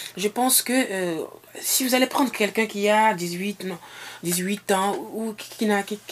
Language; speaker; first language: French; non-native, local second language; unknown